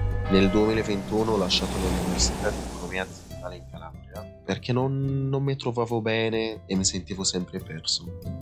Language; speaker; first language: Italian; non-native, fluent; Arabic